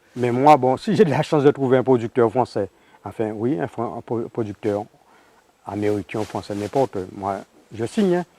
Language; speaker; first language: French; native; French